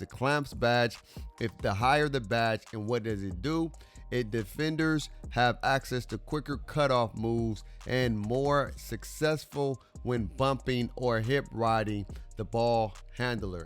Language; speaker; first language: English; native; English